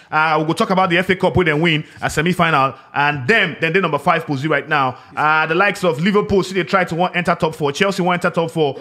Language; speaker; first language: Nigerian Pidgin; non-native, local second language; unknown